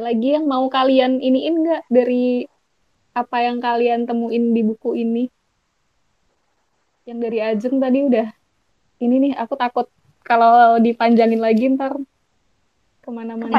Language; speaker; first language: Indonesian; native; Indonesian